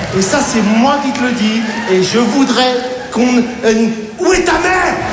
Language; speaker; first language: French; native; French